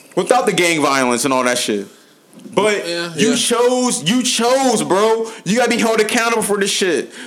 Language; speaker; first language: English; native; English